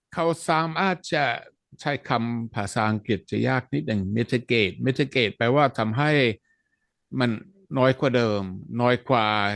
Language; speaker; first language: Thai; non-native, fluent; Dutch